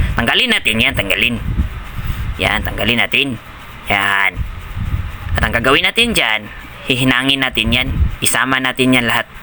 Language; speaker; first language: Filipino; non-native, local second language; Cebuano